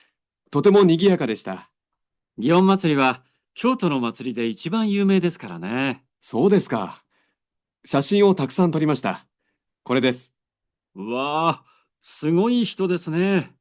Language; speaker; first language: Japanese; non-native, learner; Indonesian